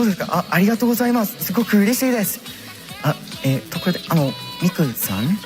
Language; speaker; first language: Japanese; non-native, fluent; English